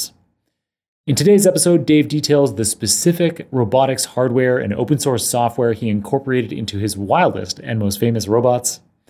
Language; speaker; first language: English; native; English